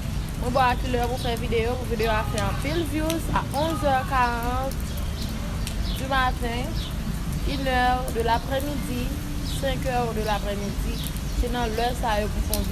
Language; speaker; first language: French; non-native, learner; Haitian Creole